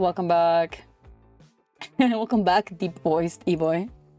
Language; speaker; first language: English; non-native, fluent; Italian